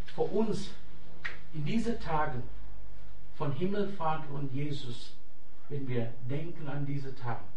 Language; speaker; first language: German; non-native, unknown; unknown